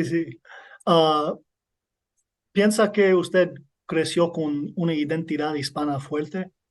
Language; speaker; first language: Spanish; non-native, learner; English